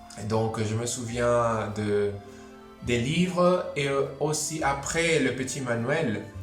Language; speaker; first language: French; non-native, fluent; Spanish